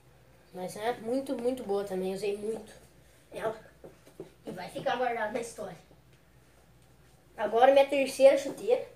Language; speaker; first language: Portuguese; native; Portuguese